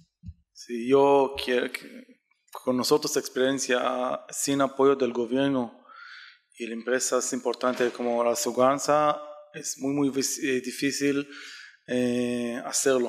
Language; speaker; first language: Spanish; non-native, learner; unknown